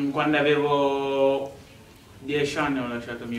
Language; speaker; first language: Italian; early bilingual, other home language; Lingala